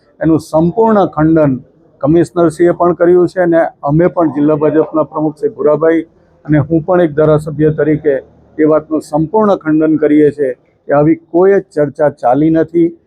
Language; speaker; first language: Gujarati; native; Gujarati